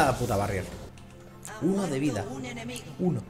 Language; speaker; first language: Spanish; native; Spanish